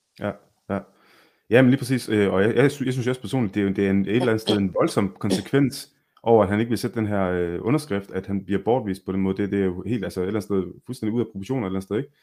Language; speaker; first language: Danish; early bilingual, other home language; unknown